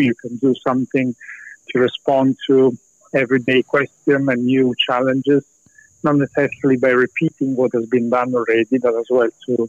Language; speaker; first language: English; non-native, fluent; Italian